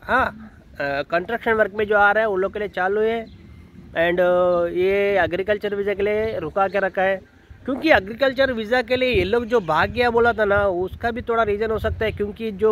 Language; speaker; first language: Hindi; non-native, local second language; Telugu